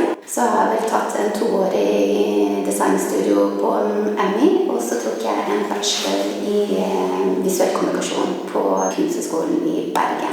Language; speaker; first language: Norwegian; early bilingual, other home language; Vietnamese